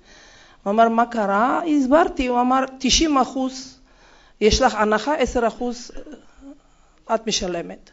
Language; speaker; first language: Hebrew; non-native, fluent; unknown